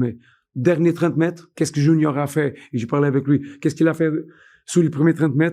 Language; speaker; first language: French; non-native, fluent; Portuguese